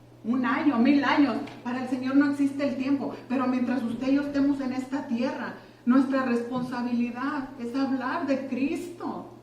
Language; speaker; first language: Spanish; native; Spanish